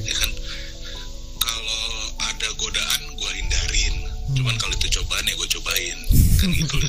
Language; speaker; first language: Indonesian; native; Indonesian